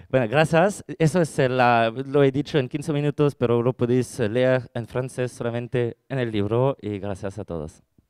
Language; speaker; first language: Spanish; non-native, fluent; French